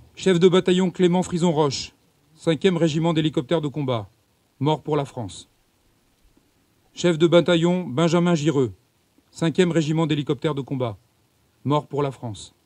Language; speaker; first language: French; native; French